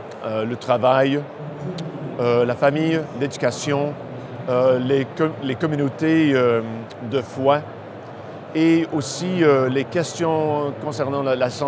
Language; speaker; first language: French; non-native, local second language; English